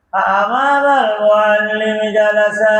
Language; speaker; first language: Arabic; non-native, fluent; Bangla